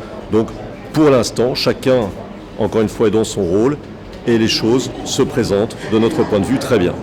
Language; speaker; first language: French; native; French